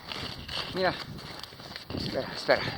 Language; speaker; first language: Spanish; non-native, learner; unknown